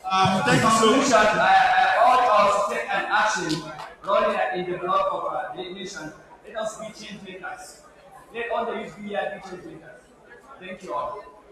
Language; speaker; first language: English; non-native, local second language; Hausa